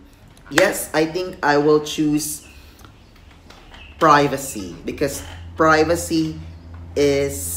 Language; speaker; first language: English; non-native, local second language; Filipino